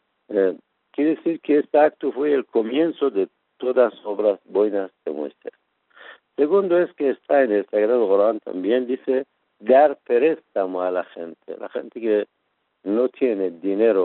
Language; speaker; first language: Spanish; non-native, fluent; Persian